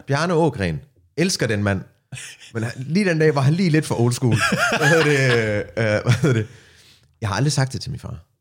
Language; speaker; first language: Danish; early bilingual, other home language; Arabic